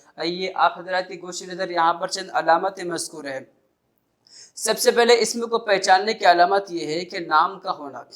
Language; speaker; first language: Urdu; native; Urdu